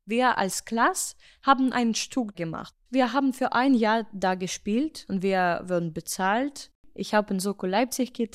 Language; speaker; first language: German; non-native, learner; Ukrainian